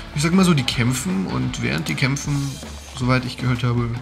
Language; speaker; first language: German; native; German